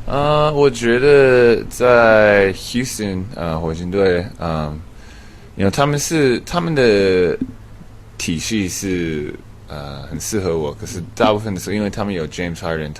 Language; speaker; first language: Chinese; early bilingual, heritage; English